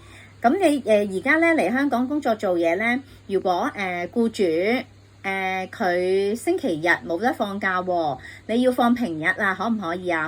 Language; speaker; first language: Cantonese; native; Cantonese